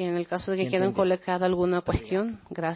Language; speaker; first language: Spanish; non-native, fluent; Portuguese